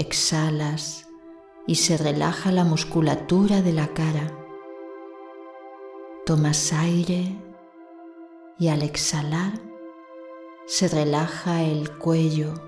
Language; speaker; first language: Spanish; native; Spanish